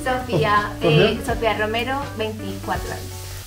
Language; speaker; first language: Spanish; native; Spanish